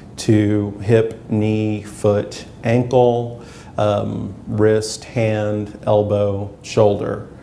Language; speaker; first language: English; native; English